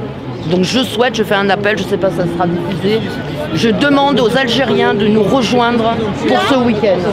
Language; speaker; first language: French; native; French